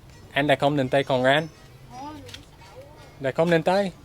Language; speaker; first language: Vietnamese; non-native, learner; English